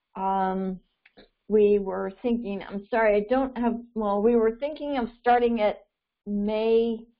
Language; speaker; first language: English; native; English